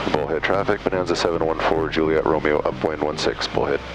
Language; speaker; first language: English; native; English